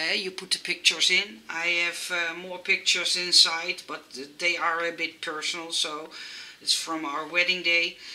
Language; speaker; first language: English; non-native, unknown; Dutch